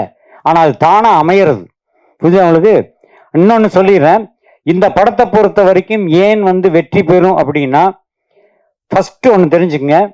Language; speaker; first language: Tamil; native; Tamil